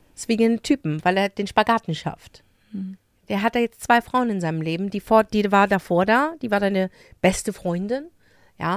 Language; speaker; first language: German; native; German